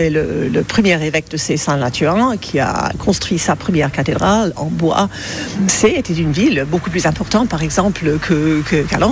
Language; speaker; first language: French; non-native, fluent; English